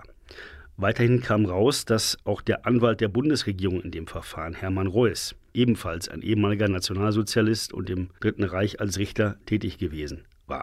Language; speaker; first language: German; native; German